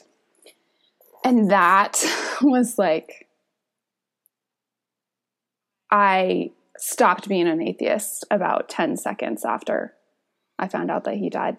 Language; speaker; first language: English; native; English